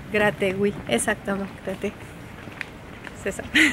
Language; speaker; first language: French; non-native, learner; Spanish